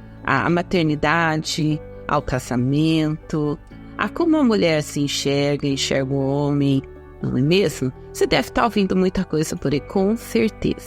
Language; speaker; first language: Portuguese; native; Portuguese